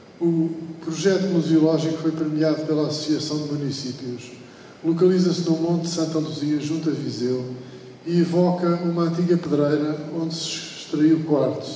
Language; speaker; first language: Portuguese; native; Portuguese